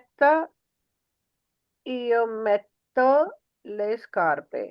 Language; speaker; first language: Italian; non-native, fluent; Hindi